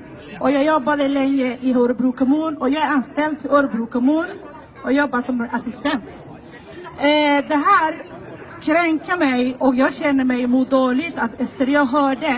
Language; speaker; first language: Swedish; non-native, learner; Somali